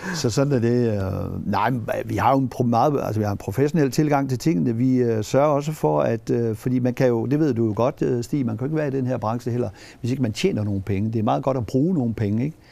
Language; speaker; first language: Danish; native; Danish